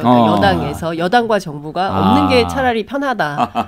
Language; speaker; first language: Korean; native; Korean